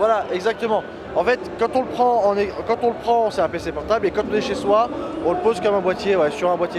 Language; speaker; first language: French; native; French